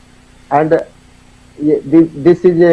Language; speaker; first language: English; non-native, learner; Hindi